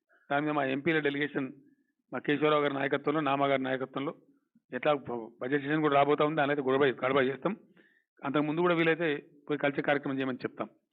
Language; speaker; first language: Telugu; native; Telugu